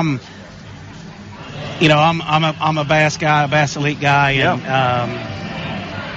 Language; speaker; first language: English; native; English